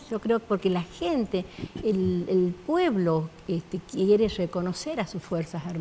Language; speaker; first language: Spanish; native; Spanish